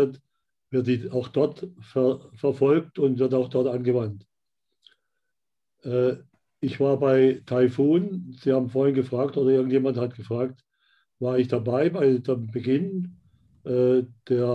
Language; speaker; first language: German; native; German